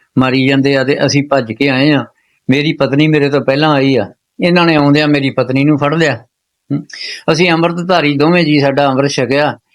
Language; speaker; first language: Punjabi; native; Punjabi